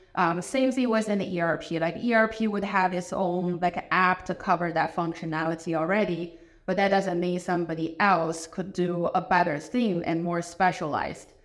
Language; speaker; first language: English; non-native, fluent; Chinese